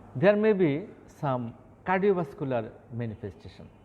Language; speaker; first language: English; non-native, local second language; Bangla